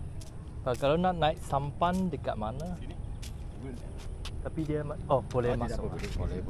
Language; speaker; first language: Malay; non-native, local second language; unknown